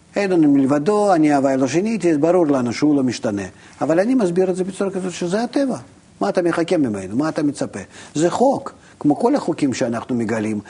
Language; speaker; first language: Hebrew; non-native, fluent; Russian